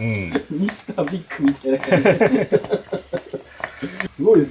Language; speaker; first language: Japanese; native; Japanese